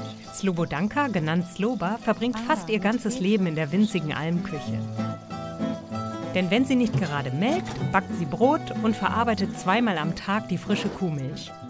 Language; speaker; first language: German; native; German